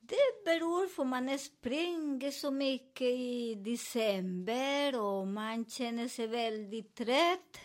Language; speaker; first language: Swedish; non-native, learner; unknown